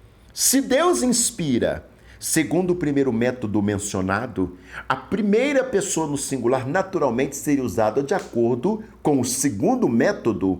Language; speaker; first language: Portuguese; native; Portuguese